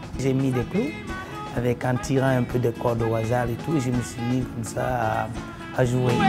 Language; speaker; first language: French; non-native, local second language; Mossi